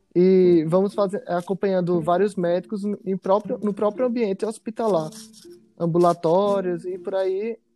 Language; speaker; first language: Portuguese; native; Portuguese